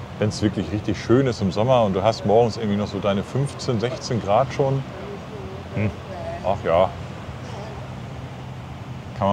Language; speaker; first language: German; native; German